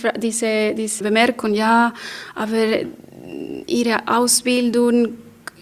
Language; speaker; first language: German; non-native, fluent; Spanish